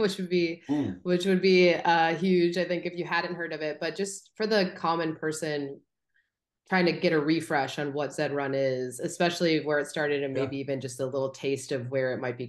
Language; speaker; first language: English; native; English